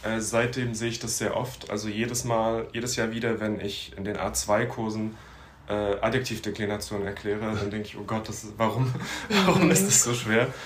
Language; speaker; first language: German; native; German